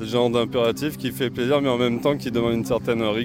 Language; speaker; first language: French; native; French